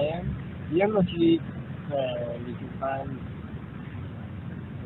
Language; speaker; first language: French; non-native, learner; Spanish